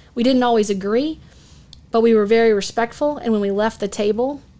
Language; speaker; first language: English; native; English